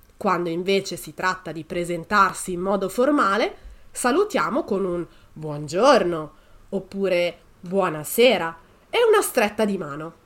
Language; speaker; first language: Italian; native; Italian